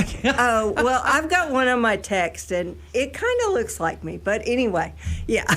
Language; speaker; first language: English; native; English